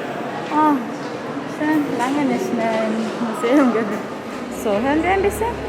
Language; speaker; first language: German; non-native, fluent; Korean